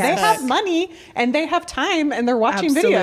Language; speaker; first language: English; native; English